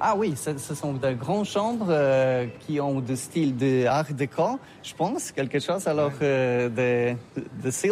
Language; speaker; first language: French; non-native, learner; Polish